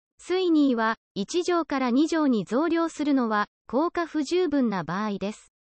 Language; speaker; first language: Japanese; native; Japanese